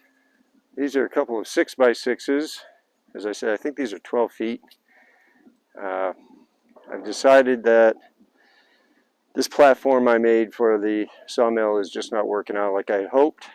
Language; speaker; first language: English; native; English